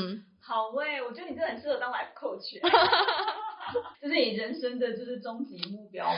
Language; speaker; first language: Chinese; native; Chinese